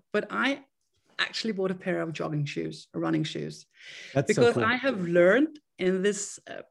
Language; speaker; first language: English; non-native, fluent; Swedish